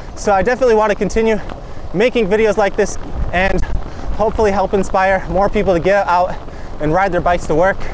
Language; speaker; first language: English; native; English